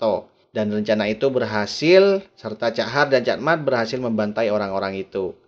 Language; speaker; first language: Indonesian; native; Indonesian